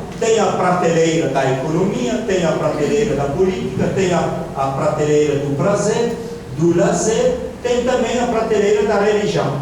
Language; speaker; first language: Portuguese; non-native, fluent; Italian